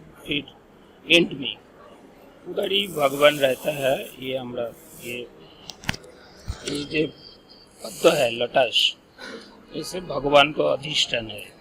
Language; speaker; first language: Hindi; non-native, local second language; Bangla